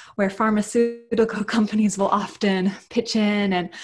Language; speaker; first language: English; native; English